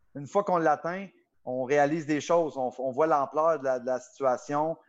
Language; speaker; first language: French; native; French